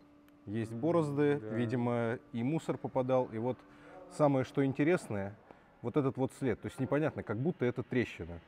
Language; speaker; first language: Russian; native; Russian